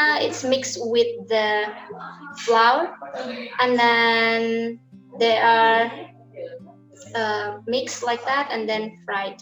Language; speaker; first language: English; non-native, learner; Indonesian